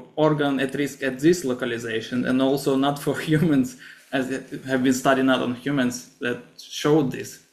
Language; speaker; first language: English; non-native, fluent; Ukrainian